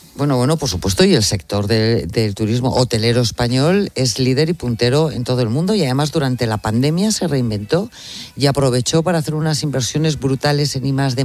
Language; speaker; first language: Spanish; native; Spanish